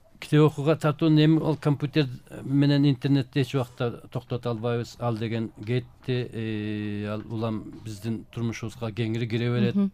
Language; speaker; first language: Kyrgyz; native; Kyrgyz